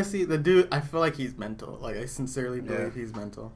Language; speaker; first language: English; native; English